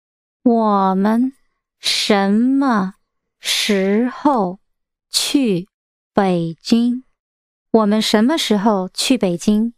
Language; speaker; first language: Chinese; non-native, learner; English